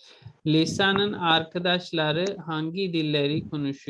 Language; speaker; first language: Turkish; non-native, fluent; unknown